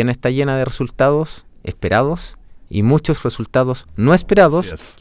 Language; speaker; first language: Spanish; native; Spanish